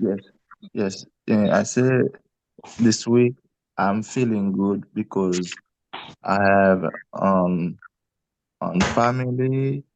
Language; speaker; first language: English; non-native, learner; Haitian Creole